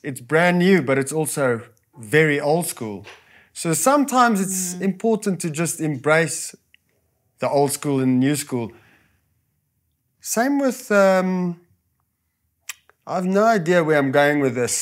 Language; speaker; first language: English; non-native, local second language; Afrikaans